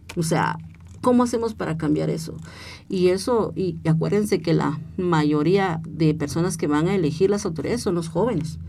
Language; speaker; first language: Spanish; non-native, local second language; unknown